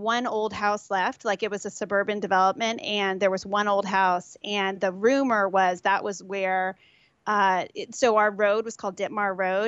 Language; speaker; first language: English; native; English